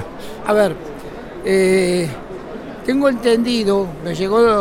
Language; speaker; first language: Spanish; native; Spanish